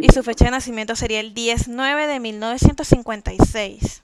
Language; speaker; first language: Spanish; native; Spanish